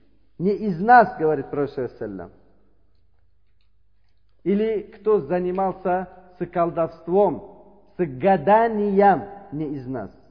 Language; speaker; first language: Russian; non-native, learner; Uzbek